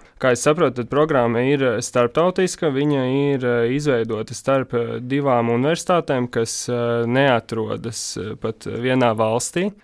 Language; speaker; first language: Latvian; native; Latvian